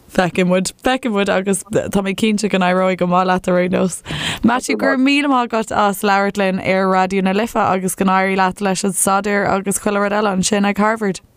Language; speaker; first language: Irish; non-native, local second language; English